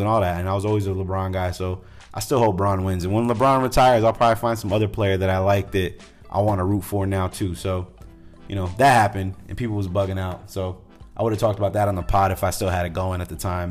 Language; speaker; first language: English; native; English